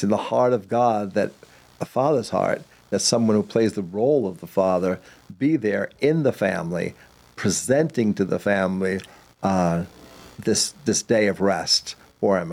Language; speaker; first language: English; native; English